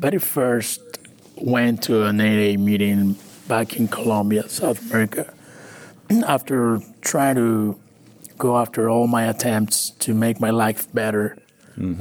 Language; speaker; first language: English; non-native, fluent; Spanish